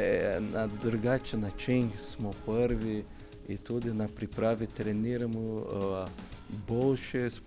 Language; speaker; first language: Slovenian; non-native, learner; Portuguese